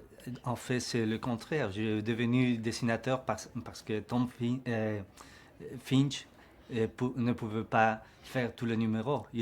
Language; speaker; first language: French; non-native, learner; Spanish